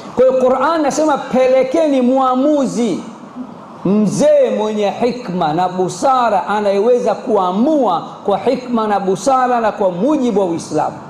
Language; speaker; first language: Swahili; native; Swahili